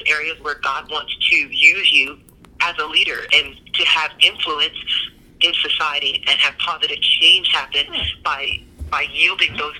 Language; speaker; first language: English; native; English